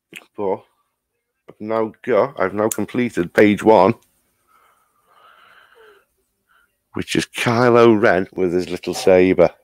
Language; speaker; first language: English; native; English